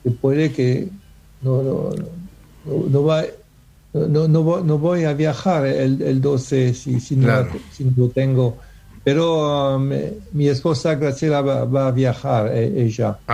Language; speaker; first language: Spanish; non-native, learner; French